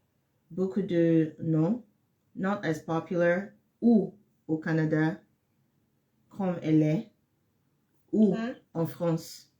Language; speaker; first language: French; non-native, fluent; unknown